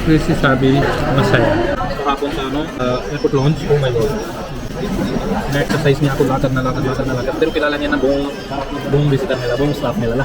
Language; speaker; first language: Filipino; non-native, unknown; Punjabi